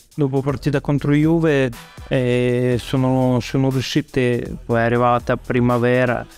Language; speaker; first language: Italian; non-native, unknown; Russian